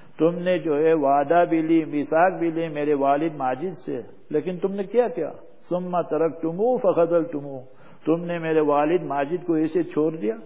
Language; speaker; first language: Urdu; non-native, fluent; English